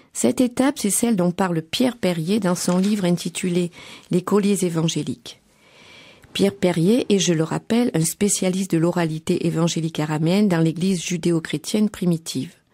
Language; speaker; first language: French; native; French